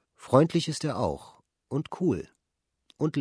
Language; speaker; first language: German; native; German